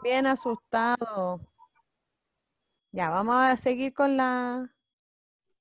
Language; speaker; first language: Spanish; native; Spanish